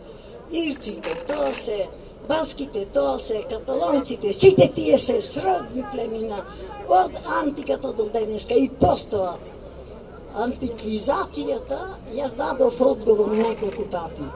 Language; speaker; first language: Macedonian; native; Macedonian